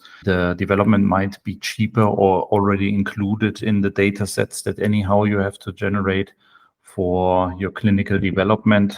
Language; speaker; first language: English; non-native, fluent; German